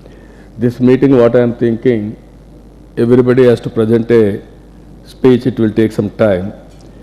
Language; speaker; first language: English; non-native, local second language; Telugu